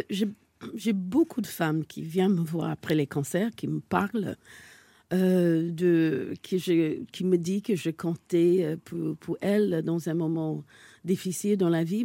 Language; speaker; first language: French; non-native, fluent; English